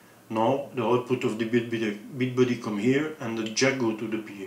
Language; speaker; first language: English; non-native, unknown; French